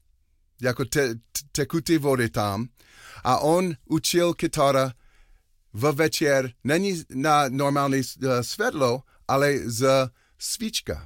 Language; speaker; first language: Czech; non-native, learner; English